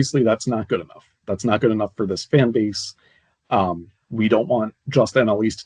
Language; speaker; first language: English; native; English